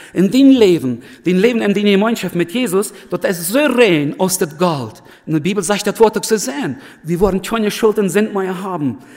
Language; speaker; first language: German; early bilingual, other home language; Plautdietsch